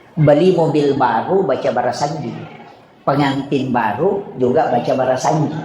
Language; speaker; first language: Indonesian; non-native, local second language; Buginese